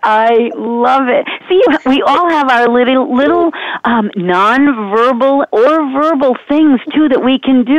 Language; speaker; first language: English; native; English